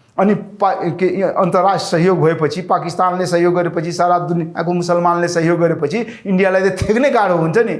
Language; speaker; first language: Nepali; non-native, local second language; Rana Tharu